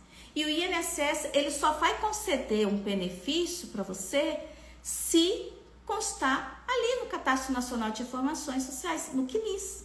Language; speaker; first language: Portuguese; native; Portuguese